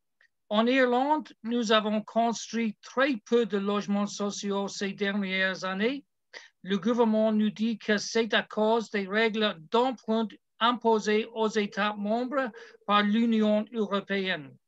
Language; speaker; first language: French; non-native, learner; English